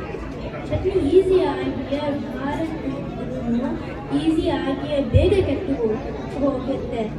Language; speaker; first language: Kannada; early bilingual, heritage; Kannada